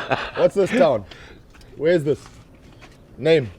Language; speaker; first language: English; native; English